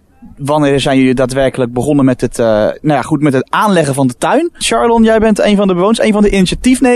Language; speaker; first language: Dutch; native; Dutch